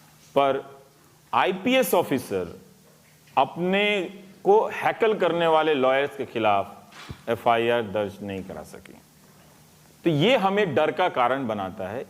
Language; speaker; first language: Hindi; native; Hindi